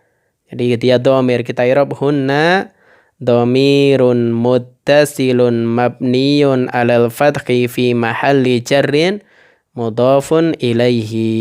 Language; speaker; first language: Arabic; non-native, fluent; Indonesian